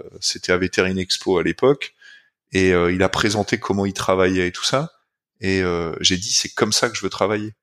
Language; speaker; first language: French; native; French